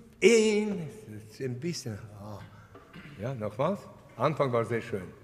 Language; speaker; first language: German; non-native, fluent; Latvian